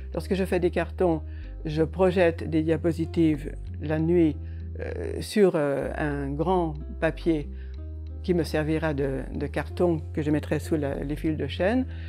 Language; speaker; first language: French; non-native, fluent; Hungarian